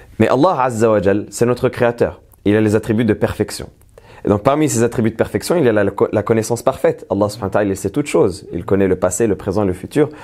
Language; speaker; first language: French; native; French